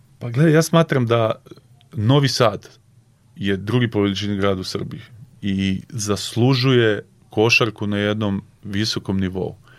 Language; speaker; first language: Serbian; native; Serbian